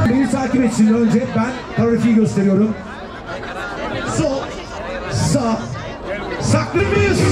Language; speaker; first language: Turkish; native; Turkish